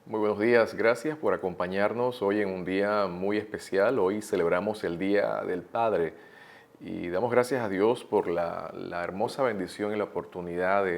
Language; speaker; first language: Spanish; native; Spanish